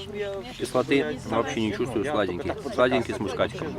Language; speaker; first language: Russian; native; Russian